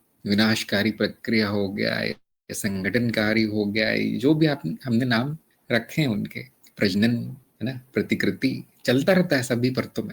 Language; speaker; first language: Hindi; native; Hindi